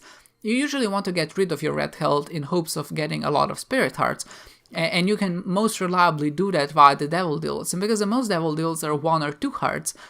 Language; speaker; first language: English; non-native, fluent; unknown